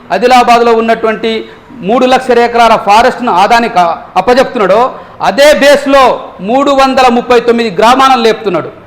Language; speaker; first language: Telugu; non-native, local second language; Lambadi